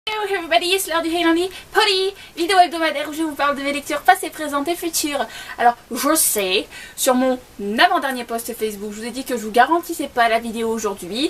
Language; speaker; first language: French; native; French